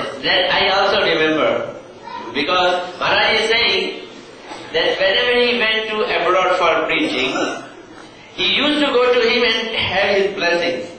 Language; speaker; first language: English; non-native, local second language; Hindi